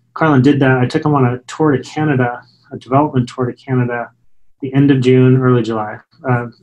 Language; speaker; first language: English; native; English